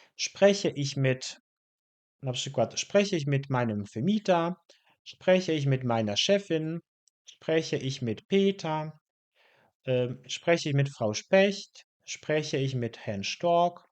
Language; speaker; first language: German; non-native, fluent; Polish